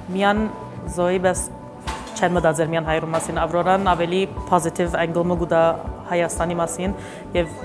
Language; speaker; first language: Armenian; early bilingual, heritage; Armenian